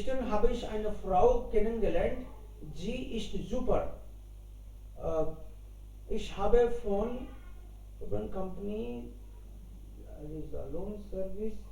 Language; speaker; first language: German; non-native, fluent; Hindi